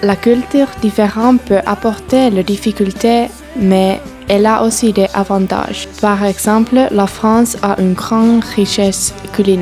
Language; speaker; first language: French; non-native, learner; Finnish